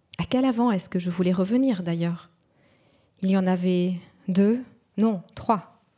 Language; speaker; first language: French; non-native, local second language; Kinyarwanda